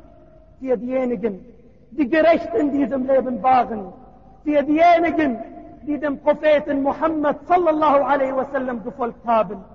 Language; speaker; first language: German; non-native, learner; Arabic